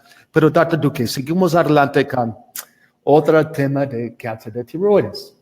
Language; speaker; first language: Spanish; non-native, learner; English